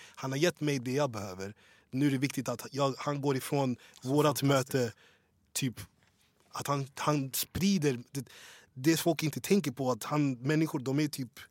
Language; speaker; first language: Swedish; early bilingual, other home language; English